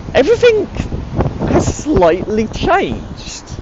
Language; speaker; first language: English; native; English